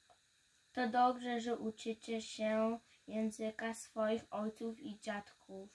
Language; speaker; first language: Polish; early bilingual, heritage; Polish